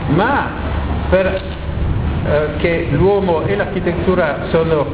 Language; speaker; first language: Italian; non-native, learner; French